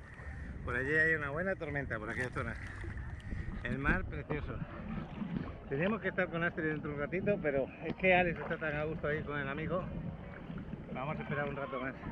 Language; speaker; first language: Spanish; native; Spanish